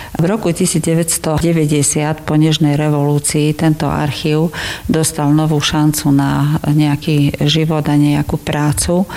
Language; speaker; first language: Slovak; native; Slovak